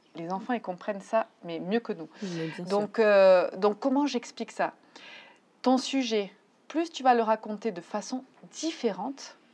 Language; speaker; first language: French; native; French